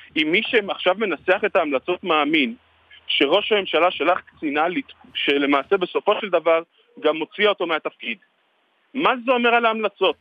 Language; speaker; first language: Hebrew; native; Hebrew